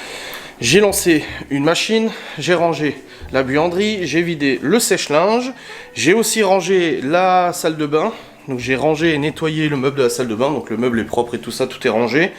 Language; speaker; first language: French; native; French